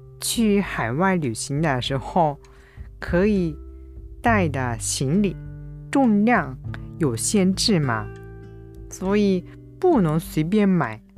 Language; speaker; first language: Chinese; non-native, fluent; Japanese